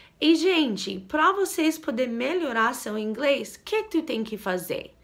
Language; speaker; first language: Portuguese; non-native, fluent; English